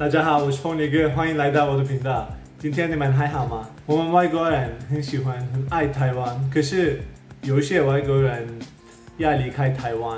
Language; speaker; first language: Chinese; non-native, fluent; Swedish